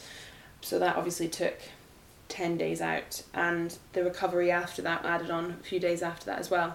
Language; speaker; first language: English; native; English